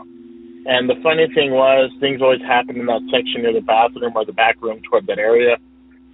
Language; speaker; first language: English; native; English